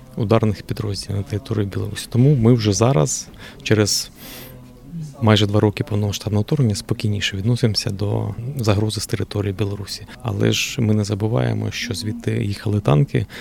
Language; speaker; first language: Ukrainian; native; Ukrainian